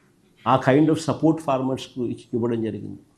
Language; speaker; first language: Telugu; native; Telugu